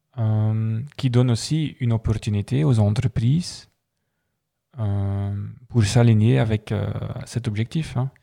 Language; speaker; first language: French; non-native, local second language; Dutch